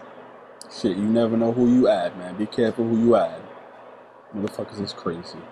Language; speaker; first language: English; native; English